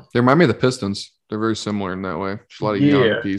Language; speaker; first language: English; native; English